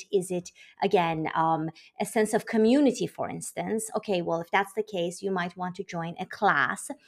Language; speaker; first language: English; non-native, fluent; Persian